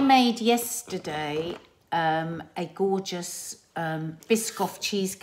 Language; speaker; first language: English; native; English